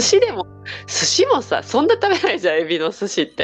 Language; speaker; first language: Japanese; native; Japanese